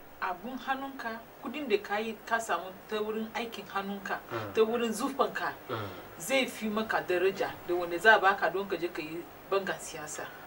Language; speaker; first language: Hausa; non-native, local second language; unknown